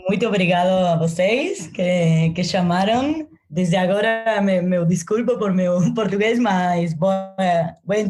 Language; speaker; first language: Portuguese; non-native, learner; Spanish